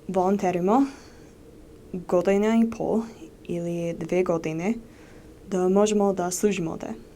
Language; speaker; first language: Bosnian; non-native, learner; English